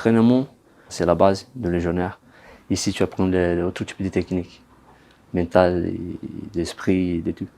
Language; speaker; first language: French; non-native, learner; Portuguese